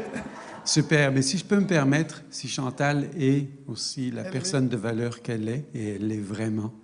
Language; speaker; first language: French; native; French